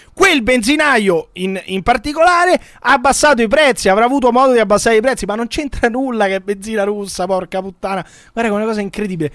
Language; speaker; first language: Italian; native; Italian